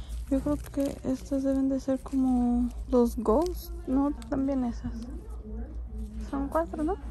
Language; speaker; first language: Spanish; early bilingual, heritage; Spanish